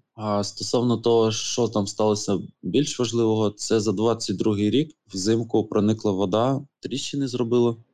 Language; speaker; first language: Ukrainian; native; Ukrainian